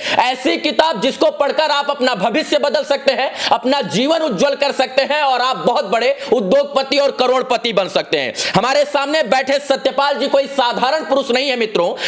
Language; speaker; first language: Hindi; native; Hindi